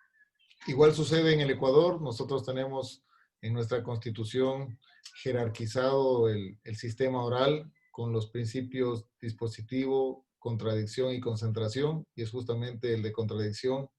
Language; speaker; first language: Spanish; native; Spanish